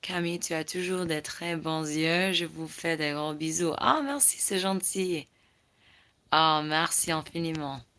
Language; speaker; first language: French; non-native, learner; English